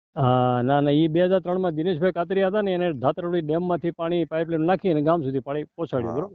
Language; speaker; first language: Gujarati; native; Gujarati